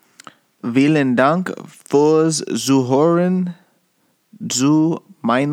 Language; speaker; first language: German; non-native, learner; English